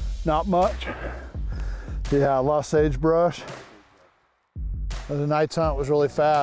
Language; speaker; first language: English; native; English